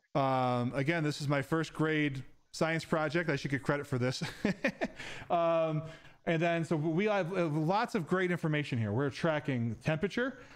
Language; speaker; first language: English; native; English